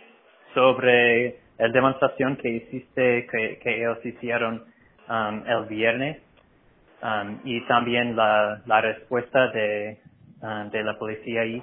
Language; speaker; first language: Spanish; non-native, fluent; English